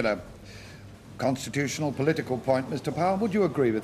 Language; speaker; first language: English; native; English